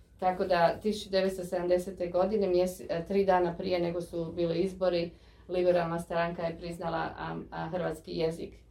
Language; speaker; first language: Croatian; early bilingual, heritage; Croatian